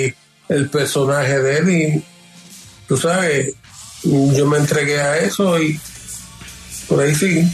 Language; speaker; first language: Spanish; early bilingual, heritage; Spanish